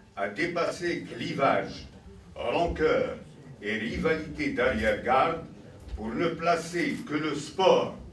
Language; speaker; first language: French; non-native, local second language; Arabic